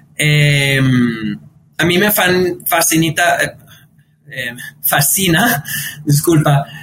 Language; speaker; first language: Spanish; early bilingual, heritage; Spanish